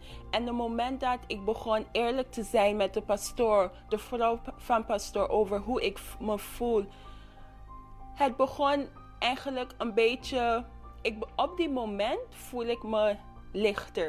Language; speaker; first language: Dutch; non-native, local second language; English